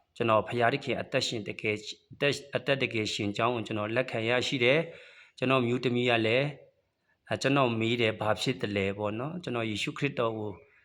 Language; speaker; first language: Burmese; non-native, local second language; Shwe Palaung